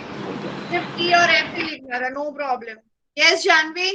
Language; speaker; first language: Hindi; native; Hindi